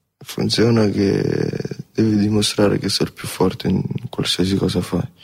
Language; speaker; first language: Italian; early bilingual, other home language; Ukrainian